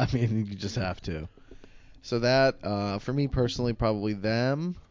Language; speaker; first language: English; native; English